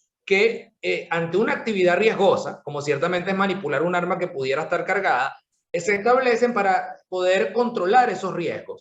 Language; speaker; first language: Spanish; native; Spanish